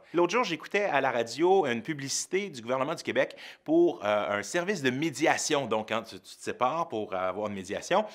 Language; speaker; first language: French; native; French